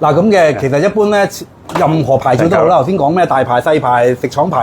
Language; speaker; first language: Cantonese; native; Cantonese